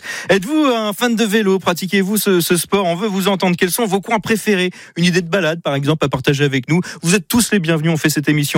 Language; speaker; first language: French; native; French